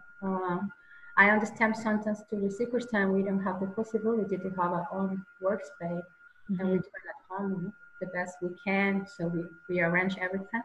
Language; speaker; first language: English; non-native, learner; Spanish